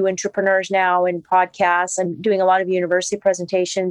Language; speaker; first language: English; non-native, fluent; French